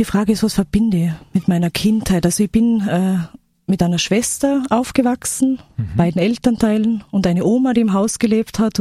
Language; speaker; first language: German; native; German